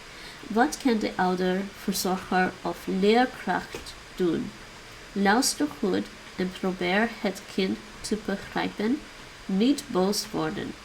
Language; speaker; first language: Dutch; non-native, learner; English